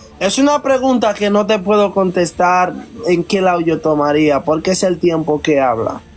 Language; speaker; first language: Spanish; non-native, fluent; Haitian Creole